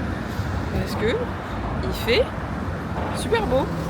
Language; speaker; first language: French; native; French